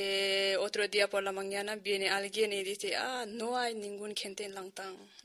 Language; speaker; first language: Spanish; non-native, learner; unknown